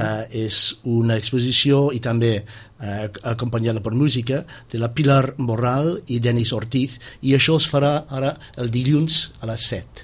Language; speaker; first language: Catalan; non-native, fluent; English